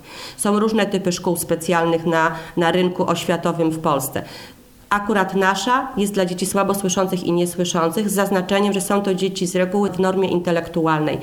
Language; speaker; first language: Polish; native; Polish